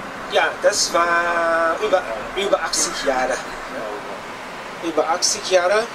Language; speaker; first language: German; non-native, fluent; Vietnamese